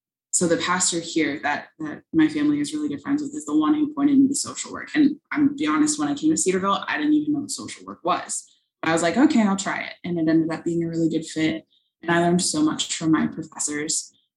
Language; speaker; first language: English; native; English